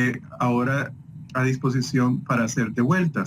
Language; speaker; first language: Spanish; native; Spanish